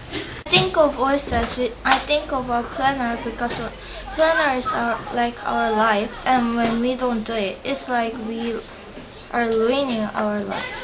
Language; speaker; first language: English; non-native, learner; Korean